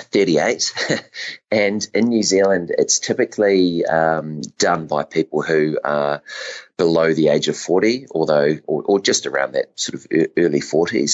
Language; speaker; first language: English; native; English